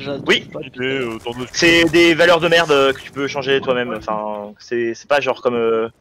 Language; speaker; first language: French; native; French